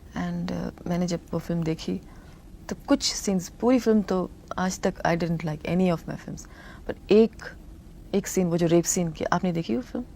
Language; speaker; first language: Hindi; non-native, local second language; Tamil